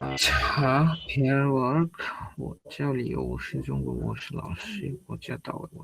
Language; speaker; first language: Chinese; non-native, fluent; Bangla